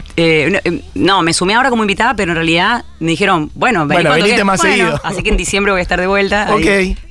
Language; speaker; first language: Spanish; native; Spanish